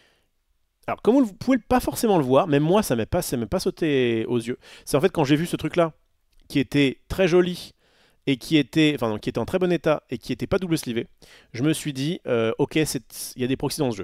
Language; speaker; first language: French; native; French